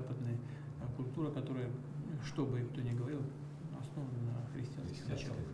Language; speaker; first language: Russian; native; Russian